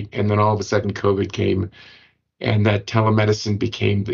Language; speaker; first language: English; native; English